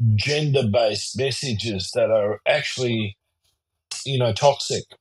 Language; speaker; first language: English; early bilingual, other home language; German